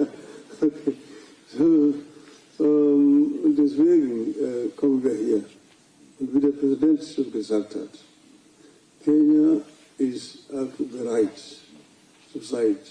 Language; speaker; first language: German; non-native, fluent; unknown